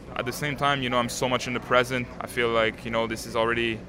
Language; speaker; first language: English; non-native, fluent; French